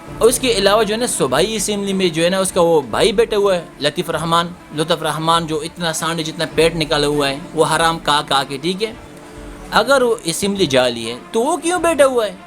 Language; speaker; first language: Urdu; non-native, local second language; Pashto